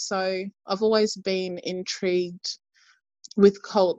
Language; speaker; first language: English; native; English